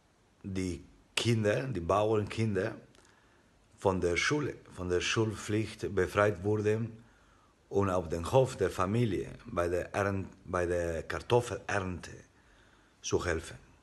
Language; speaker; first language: German; non-native, fluent; Spanish